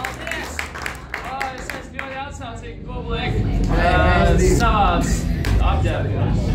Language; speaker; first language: Latvian; non-native, local second language; Russian